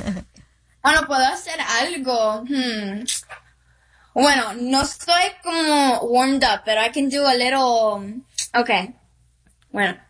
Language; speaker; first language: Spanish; early bilingual, heritage; Spanish